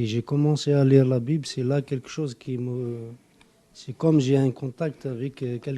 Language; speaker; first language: French; non-native, local second language; Arabic